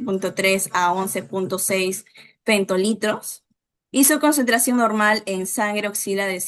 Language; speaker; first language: Spanish; native; Spanish